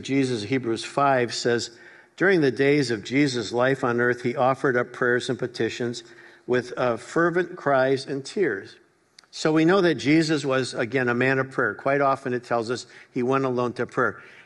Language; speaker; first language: English; native; English